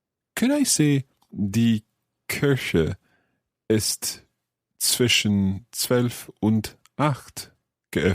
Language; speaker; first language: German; non-native, learner; English